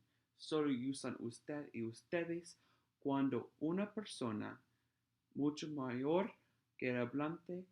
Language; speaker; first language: Spanish; non-native, fluent; English